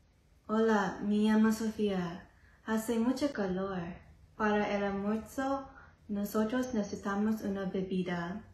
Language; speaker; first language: Spanish; non-native, learner; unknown